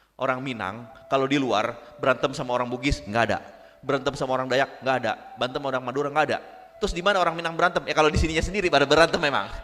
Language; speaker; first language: Indonesian; non-native, local second language; Minangkabau